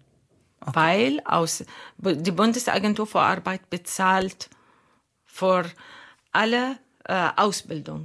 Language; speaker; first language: German; non-native, fluent; Arabic